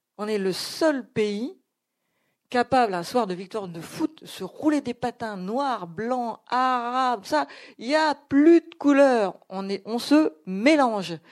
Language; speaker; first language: French; native; French